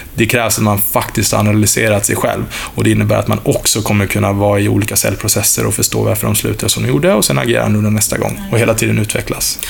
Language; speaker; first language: Swedish; native; Swedish